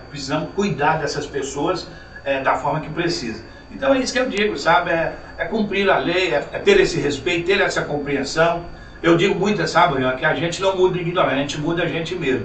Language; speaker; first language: Portuguese; native; Portuguese